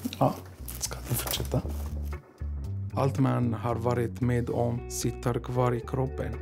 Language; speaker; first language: Swedish; non-native, learner; Arabic